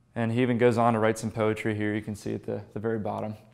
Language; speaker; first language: English; native; English